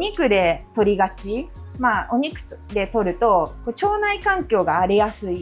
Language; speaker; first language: Japanese; native; Japanese